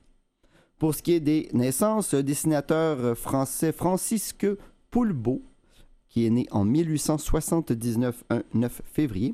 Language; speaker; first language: French; native; French